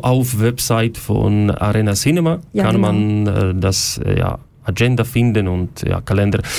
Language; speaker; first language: German; non-native, learner; Ukrainian